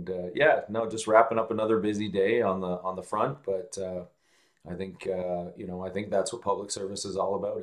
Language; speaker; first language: English; native; English